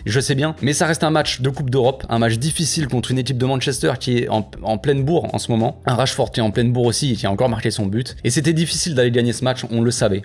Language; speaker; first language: French; native; French